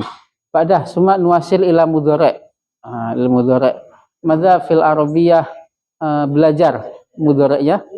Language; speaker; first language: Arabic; non-native, fluent; Indonesian